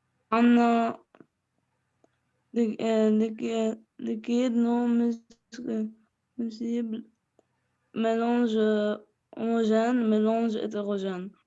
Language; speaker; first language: French; non-native, local second language; Arabic